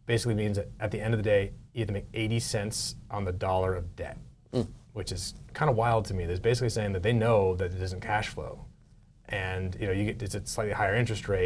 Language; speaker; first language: English; native; English